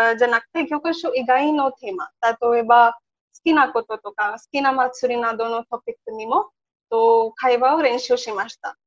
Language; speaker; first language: Japanese; non-native, learner; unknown